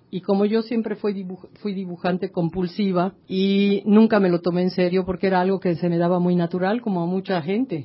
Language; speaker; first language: Spanish; native; Spanish